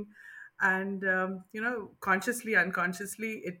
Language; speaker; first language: English; non-native, local second language; Bangla